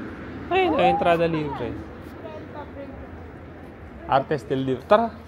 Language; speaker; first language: Spanish; non-native, learner; Filipino